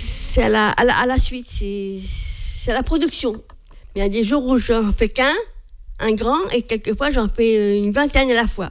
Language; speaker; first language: French; native; French